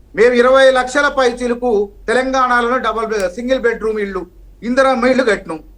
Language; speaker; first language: Telugu; native; Telugu